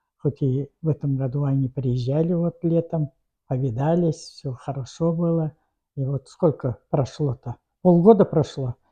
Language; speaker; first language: Russian; non-native, local second language; Tatar